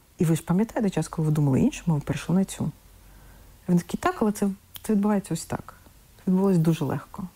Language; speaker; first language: Ukrainian; non-native, local second language; Russian